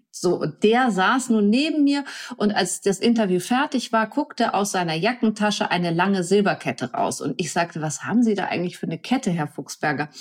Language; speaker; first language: German; native; German